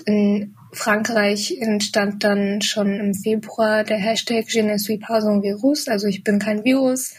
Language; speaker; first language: German; native; German